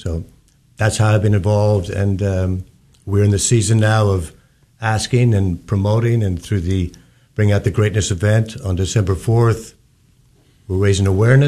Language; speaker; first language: English; native; English